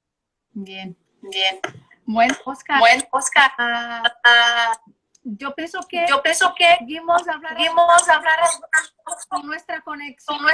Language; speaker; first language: Spanish; non-native, learner; Portuguese